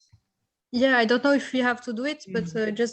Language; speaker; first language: English; non-native, fluent; Spanish